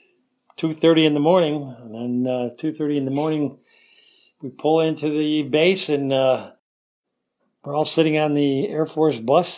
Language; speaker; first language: English; native; English